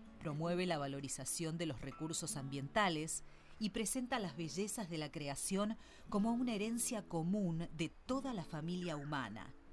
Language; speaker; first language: Spanish; native; Spanish